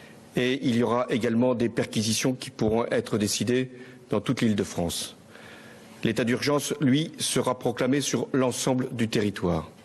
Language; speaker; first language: French; native; French